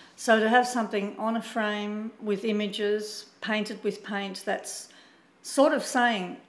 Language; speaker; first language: English; native; English